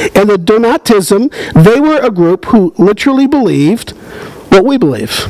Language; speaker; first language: English; native; English